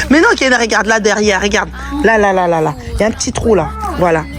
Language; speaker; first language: French; native; French